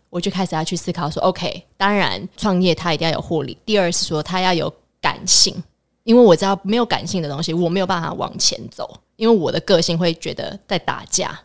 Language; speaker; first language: Chinese; early bilingual, heritage; Chinese